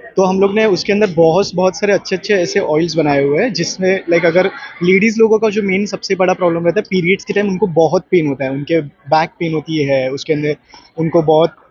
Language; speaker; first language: Hindi; native; Hindi